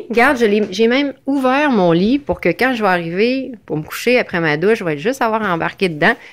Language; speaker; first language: French; native; French